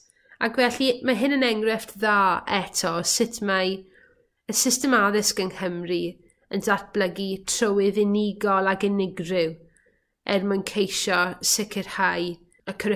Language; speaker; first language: Welsh; native; Welsh